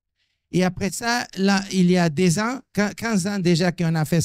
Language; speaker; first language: French; non-native, fluent; Portuguese